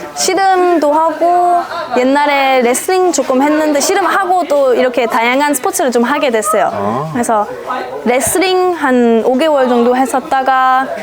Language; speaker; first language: Korean; non-native, fluent; German